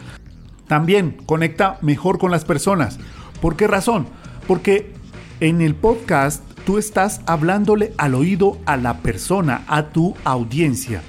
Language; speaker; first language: Spanish; native; Spanish